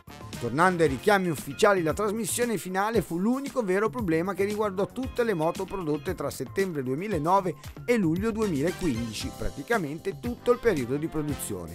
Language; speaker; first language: Italian; native; Italian